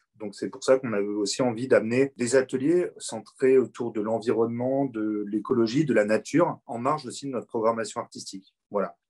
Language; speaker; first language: French; native; French